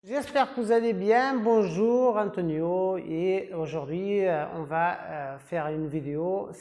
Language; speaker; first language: French; non-native, fluent; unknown